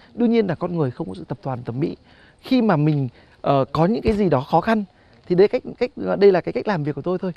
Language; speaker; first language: Vietnamese; native; Vietnamese